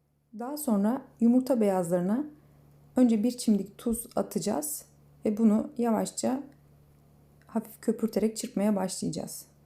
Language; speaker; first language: Turkish; native; Turkish